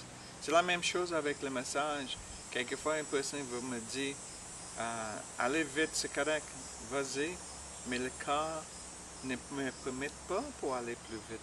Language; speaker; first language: French; non-native, learner; English